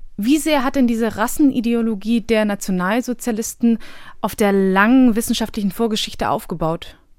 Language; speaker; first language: German; early bilingual, other home language; Bosnian